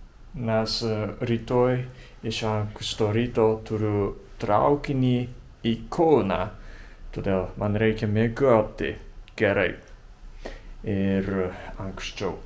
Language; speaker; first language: Lithuanian; non-native, learner; Japanese